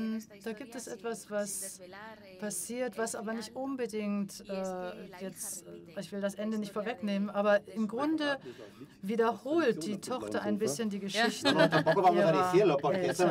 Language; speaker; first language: German; non-native, fluent; Spanish